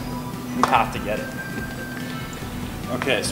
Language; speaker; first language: English; native; English